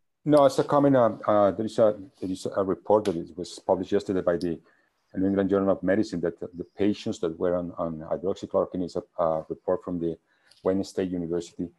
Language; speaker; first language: English; non-native, fluent; Spanish